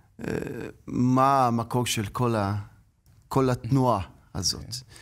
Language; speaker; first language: Hebrew; non-native, learner; Russian